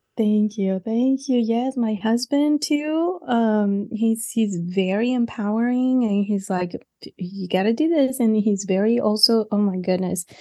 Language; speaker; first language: English; non-native, fluent; Spanish